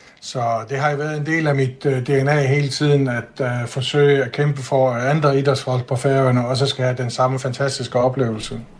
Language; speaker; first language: Danish; non-native, local second language; Faroese